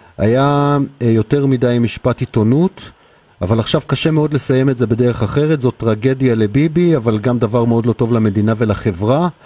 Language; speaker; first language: Hebrew; native; Hebrew